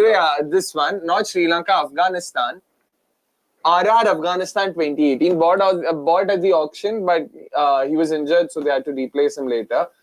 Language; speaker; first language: English; non-native, local second language; Hindi